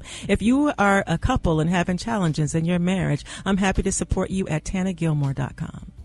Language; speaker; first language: English; native; English